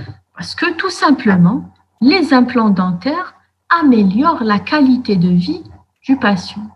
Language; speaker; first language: French; non-native, local second language; Arabic